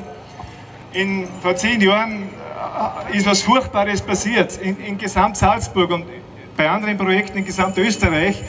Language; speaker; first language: German; native; German